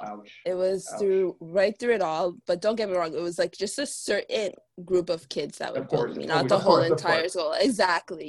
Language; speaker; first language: English; native; English